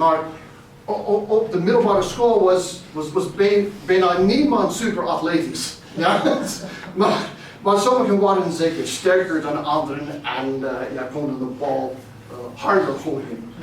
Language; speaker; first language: Dutch; non-native, fluent; English